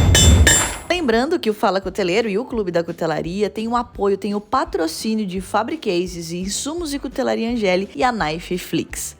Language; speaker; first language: Portuguese; native; Portuguese